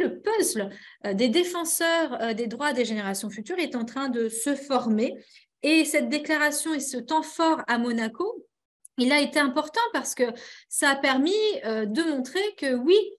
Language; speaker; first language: French; native; French